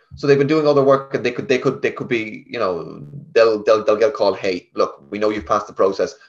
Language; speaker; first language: English; native; English